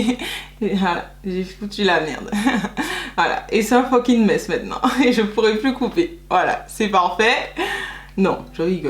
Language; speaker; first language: French; native; French